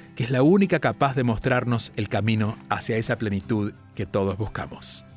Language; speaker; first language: Spanish; native; Spanish